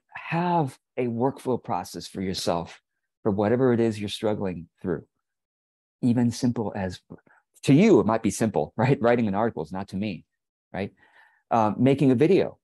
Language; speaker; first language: English; early bilingual, other home language; Chinese